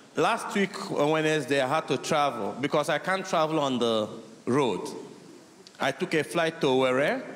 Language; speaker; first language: English; non-native, local second language; Igbo